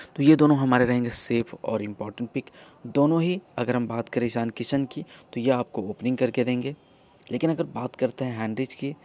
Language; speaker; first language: Hindi; native; Hindi